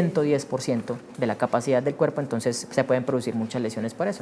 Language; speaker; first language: Spanish; native; Spanish